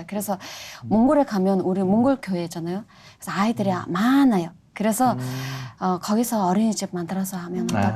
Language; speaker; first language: Korean; non-native, fluent; Mongolian